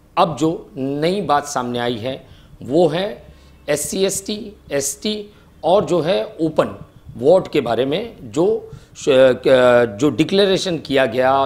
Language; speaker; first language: Hindi; non-native, local second language; Marathi